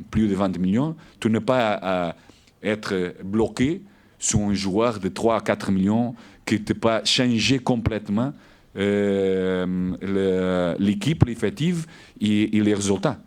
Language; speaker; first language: French; non-native, learner; Portuguese